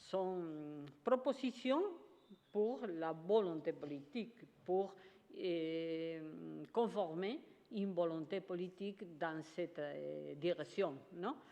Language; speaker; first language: French; non-native, fluent; Spanish